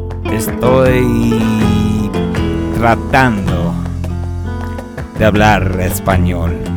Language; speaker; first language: Spanish; early bilingual, other home language; English